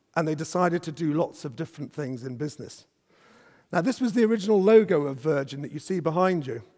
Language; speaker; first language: English; native; English